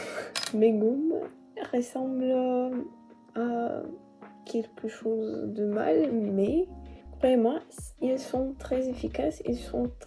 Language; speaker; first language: French; non-native, learner; Russian